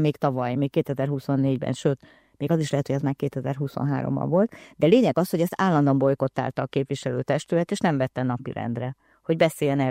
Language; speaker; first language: Hungarian; native; Hungarian